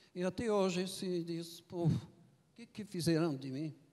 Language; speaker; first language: Portuguese; non-native, fluent; French